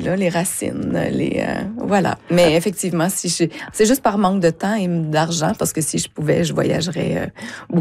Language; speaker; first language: French; native; French